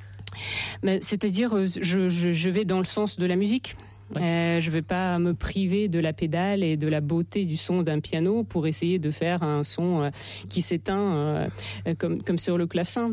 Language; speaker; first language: French; non-native, fluent; Russian